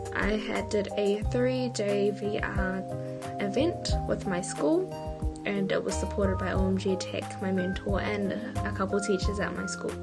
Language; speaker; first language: English; native; English